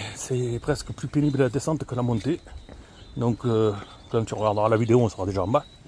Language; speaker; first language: French; native; French